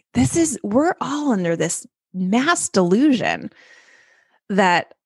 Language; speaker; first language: English; native; English